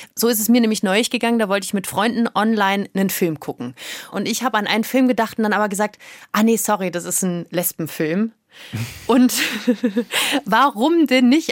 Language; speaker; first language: German; native; German